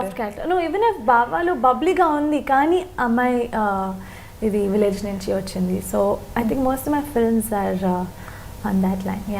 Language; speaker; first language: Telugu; non-native, local second language; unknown